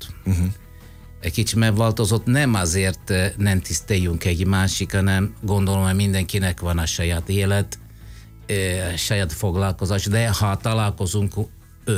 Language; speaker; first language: Hungarian; non-native, fluent; Italian